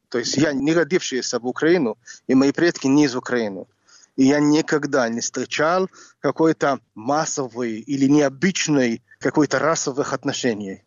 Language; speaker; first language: Russian; non-native, fluent; Hebrew